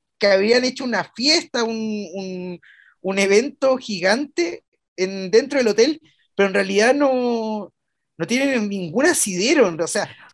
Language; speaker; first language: Spanish; native; Spanish